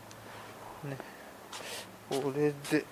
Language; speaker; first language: Japanese; native; Japanese